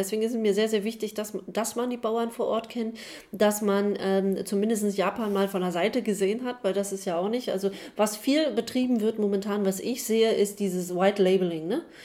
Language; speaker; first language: German; native; German